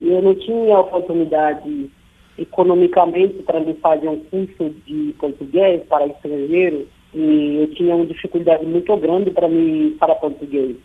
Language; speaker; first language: Portuguese; non-native, fluent; Haitian Creole